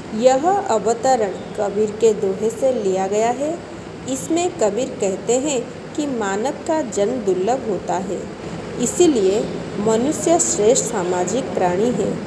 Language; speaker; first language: Hindi; non-native, local second language; Odia